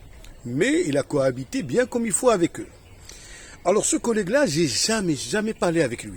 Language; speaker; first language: French; native; French